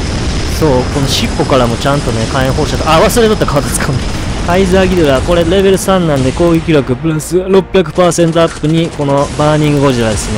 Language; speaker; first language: Japanese; native; Japanese